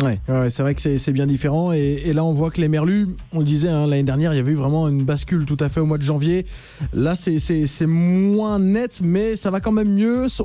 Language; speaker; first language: French; native; French